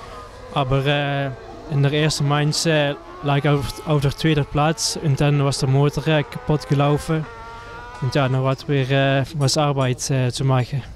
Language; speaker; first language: German; non-native, learner; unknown